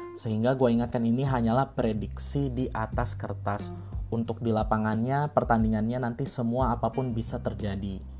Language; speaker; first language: Indonesian; native; Indonesian